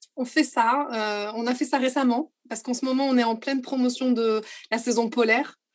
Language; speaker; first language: French; non-native, local second language; Arabic